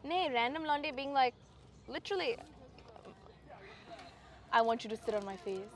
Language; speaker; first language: English; early bilingual, other home language; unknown